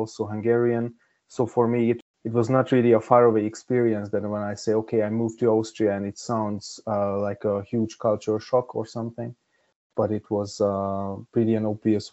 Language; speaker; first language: English; non-native, fluent; Hungarian